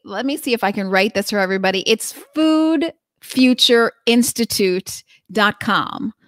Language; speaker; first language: English; native; English